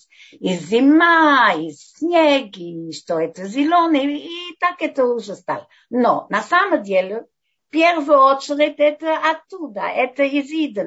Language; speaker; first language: Russian; non-native, fluent; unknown